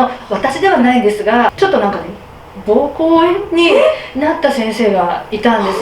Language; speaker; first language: Japanese; native; Japanese